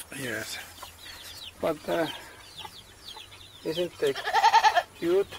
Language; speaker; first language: English; non-native, learner; Finnish